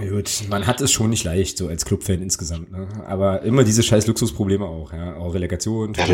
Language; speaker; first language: German; native; German